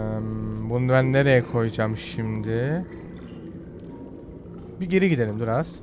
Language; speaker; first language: Turkish; early bilingual, heritage; Turkish